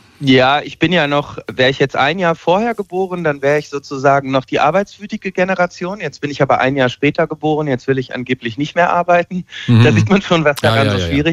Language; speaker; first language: German; native; German